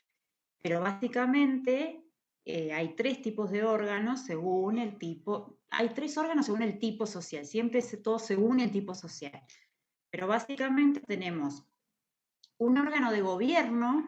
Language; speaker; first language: Spanish; native; Spanish